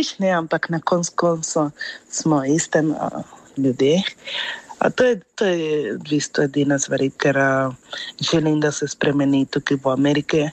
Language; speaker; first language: Slovenian; non-native, fluent; Spanish